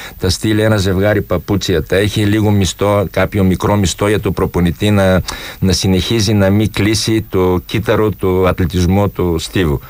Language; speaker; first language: Greek; non-native, fluent; Polish